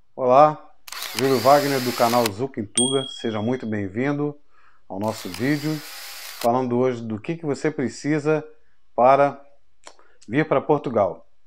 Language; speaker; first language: Portuguese; native; Portuguese